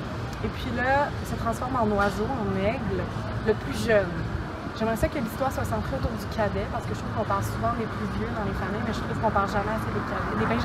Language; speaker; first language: French; native; French